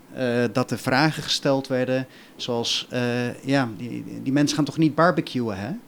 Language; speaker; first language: Dutch; native; Dutch